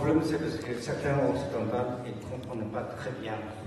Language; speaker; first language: French; non-native, fluent; Tibetan